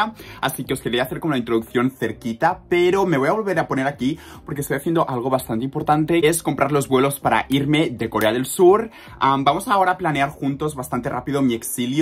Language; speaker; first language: Spanish; native; Spanish